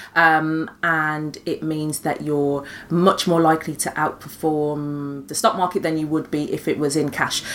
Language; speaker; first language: English; native; English